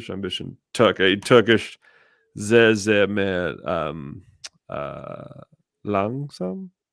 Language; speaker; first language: German; non-native, learner; English